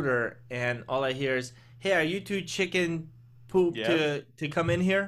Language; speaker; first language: English; early bilingual, other home language; Russian